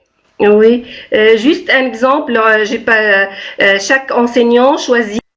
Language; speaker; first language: French; non-native, local second language; Arabic